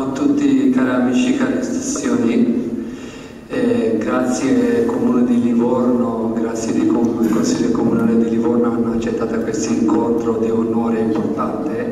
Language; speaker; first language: Italian; non-native, learner; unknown